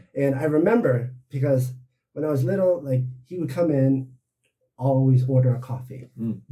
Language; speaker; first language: English; native; English